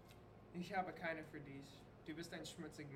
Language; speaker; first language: German; non-native, learner; English